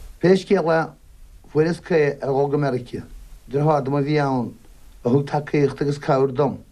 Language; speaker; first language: Irish; native; Irish